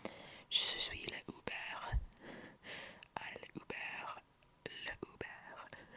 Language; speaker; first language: French; non-native, learner; English